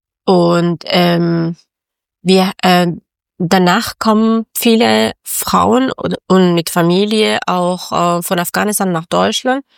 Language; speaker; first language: German; non-native, learner; Persian